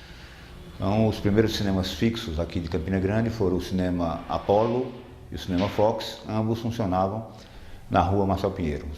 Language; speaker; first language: Portuguese; native; Portuguese